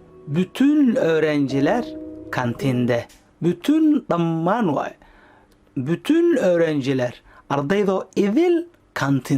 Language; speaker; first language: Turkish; non-native, fluent; Somali